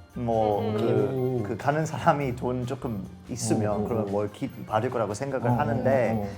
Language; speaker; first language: Korean; non-native, fluent; English